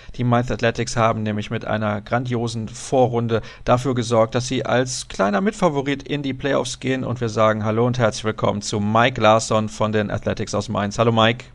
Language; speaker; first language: German; native; German